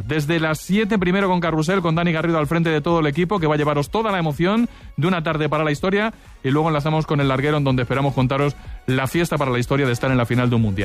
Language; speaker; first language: Spanish; native; Spanish